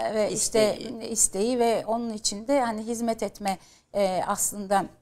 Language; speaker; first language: Turkish; native; Turkish